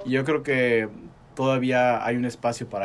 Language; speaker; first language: Spanish; early bilingual, heritage; Spanish